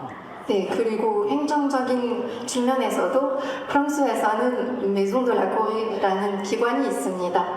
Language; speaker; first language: Korean; non-native, fluent; French